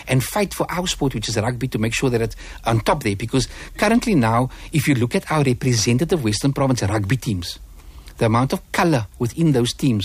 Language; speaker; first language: English; native; English